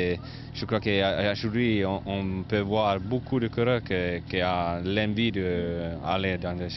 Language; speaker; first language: French; non-native, learner; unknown